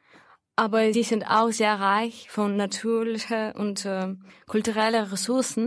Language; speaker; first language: German; non-native, fluent; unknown